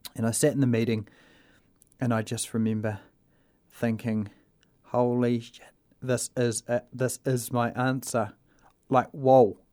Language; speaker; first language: English; native; English